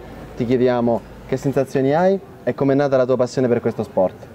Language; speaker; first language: Italian; native; Italian